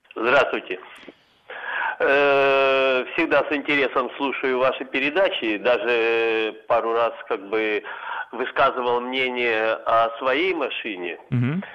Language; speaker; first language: Russian; native; Russian